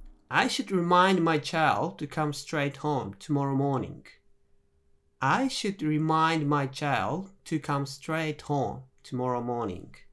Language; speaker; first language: English; non-native, fluent; Japanese